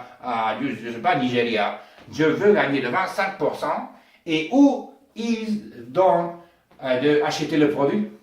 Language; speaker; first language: French; non-native, learner; Spanish